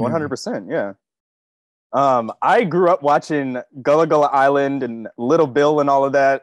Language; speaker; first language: English; native; English